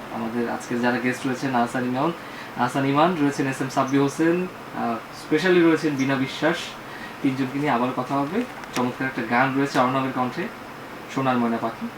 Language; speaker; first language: Bangla; native; Bangla